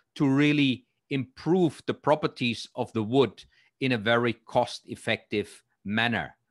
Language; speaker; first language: English; non-native, fluent; German